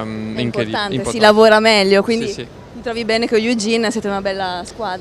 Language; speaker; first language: Italian; native; Italian